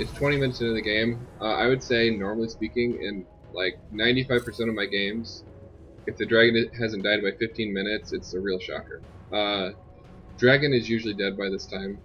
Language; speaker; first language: English; native; English